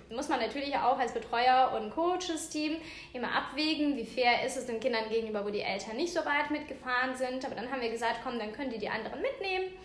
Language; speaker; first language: German; non-native, fluent; Russian